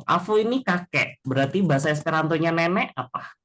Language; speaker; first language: Indonesian; native; Indonesian